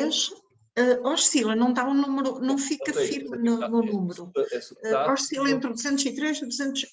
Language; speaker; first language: Portuguese; native; Portuguese